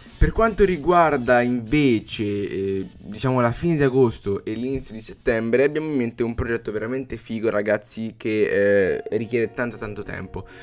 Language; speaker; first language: Italian; native; Italian